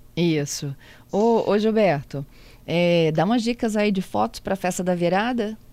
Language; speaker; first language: Portuguese; native; Portuguese